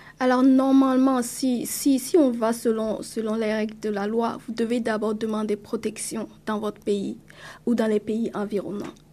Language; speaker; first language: French; non-native, local second language; Mossi